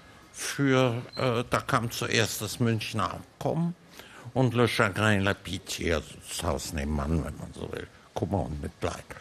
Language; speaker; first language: German; early bilingual, heritage; German